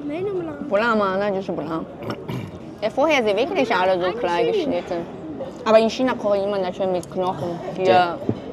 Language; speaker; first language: German; non-native, learner; Chinese